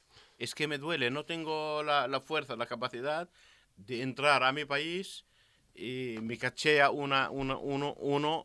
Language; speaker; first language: Spanish; non-native, learner; Arabic